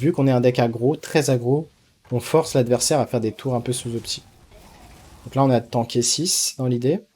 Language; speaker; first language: French; native; French